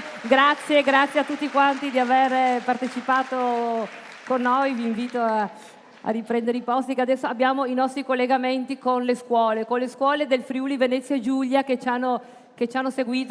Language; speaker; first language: Italian; native; Italian